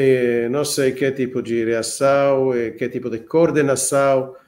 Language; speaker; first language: Portuguese; non-native, fluent; Hebrew